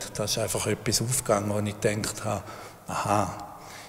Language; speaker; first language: German; native; German